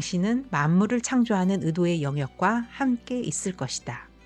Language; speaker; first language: Korean; native; Korean